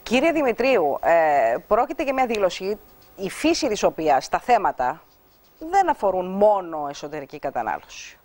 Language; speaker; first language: Greek; native; Greek